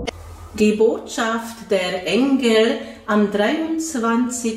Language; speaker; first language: German; non-native, fluent; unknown